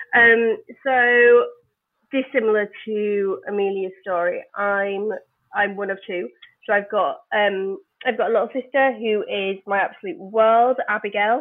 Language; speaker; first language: English; native; English